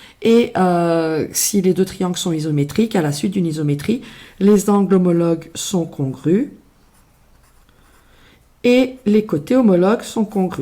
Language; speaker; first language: French; native; French